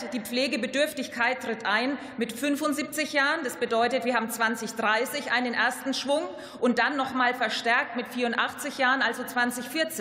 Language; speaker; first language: German; native; German